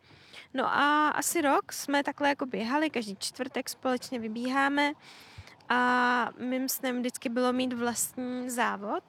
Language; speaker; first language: Czech; native; Czech